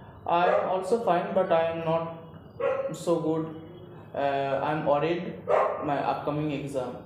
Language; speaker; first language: English; non-native, learner; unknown